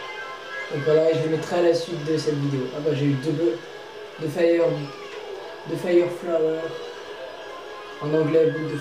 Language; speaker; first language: French; native; French